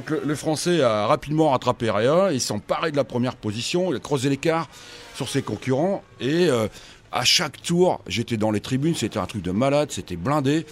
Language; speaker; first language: French; native; French